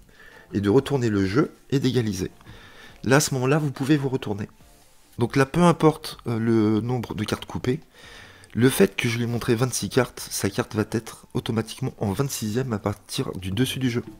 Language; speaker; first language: French; native; French